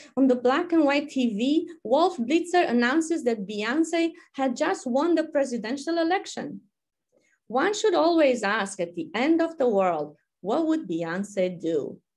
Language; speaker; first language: English; non-native, fluent; Romanian